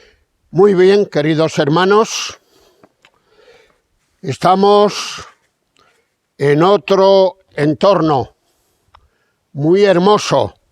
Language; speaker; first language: Spanish; native; Spanish